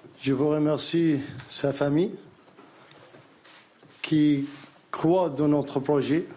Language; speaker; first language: French; non-native, learner; Arabic